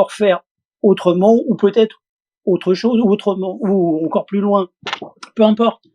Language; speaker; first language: French; native; French